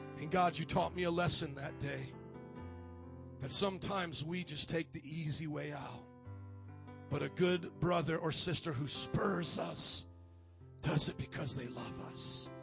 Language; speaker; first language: English; native; English